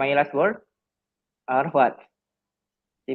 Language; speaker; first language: English; non-native, fluent; Javanese